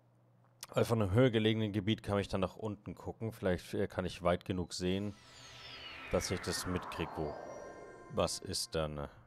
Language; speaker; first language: German; native; German